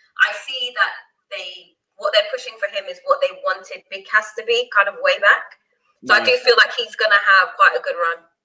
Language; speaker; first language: English; native; English